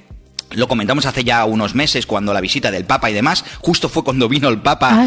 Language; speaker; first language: Spanish; native; Spanish